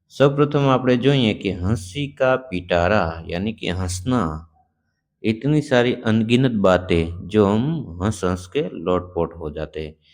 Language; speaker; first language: Hindi; non-native, local second language; Gujarati